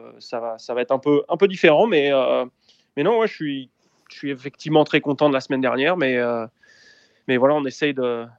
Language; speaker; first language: French; native; French